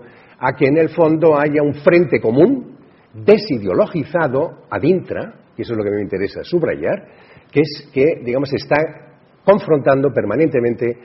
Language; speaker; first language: Spanish; native; Spanish